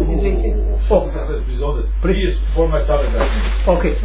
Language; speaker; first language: Dutch; non-native, learner; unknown